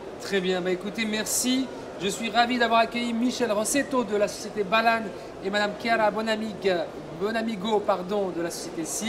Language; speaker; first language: French; native; French